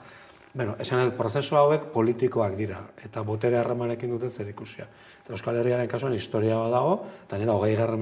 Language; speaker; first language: Basque; native; Basque